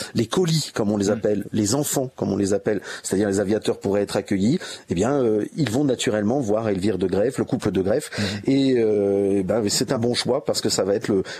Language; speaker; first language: French; native; French